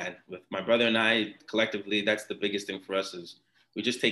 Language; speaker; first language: English; non-native, fluent; Akan